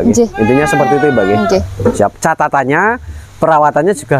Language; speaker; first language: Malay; non-native, local second language; Javanese